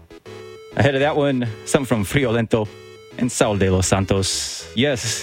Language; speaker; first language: English; native; English